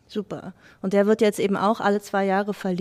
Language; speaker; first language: German; native; German